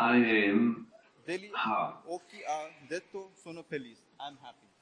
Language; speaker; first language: Italian; non-native, fluent; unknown